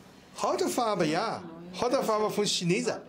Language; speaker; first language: German; non-native, fluent; Chinese